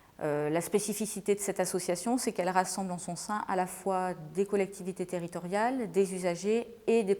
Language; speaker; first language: French; native; French